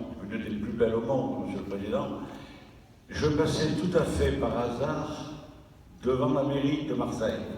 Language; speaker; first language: French; native; French